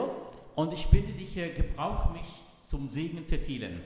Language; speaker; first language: German; non-native, fluent; Arabic